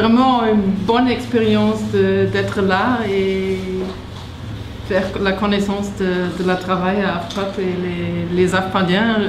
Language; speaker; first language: French; non-native, fluent; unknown